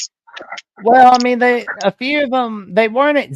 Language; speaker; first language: English; native; English